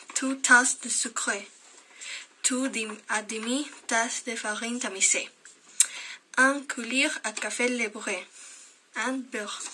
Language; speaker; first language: French; non-native, learner; Spanish